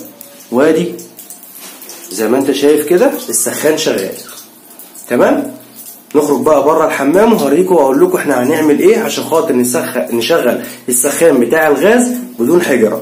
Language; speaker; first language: Arabic; native; Arabic